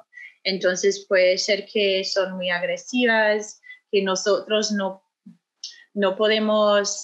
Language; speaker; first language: Spanish; non-native, fluent; English